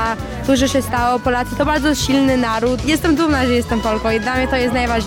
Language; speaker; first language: Polish; early bilingual, heritage; Polish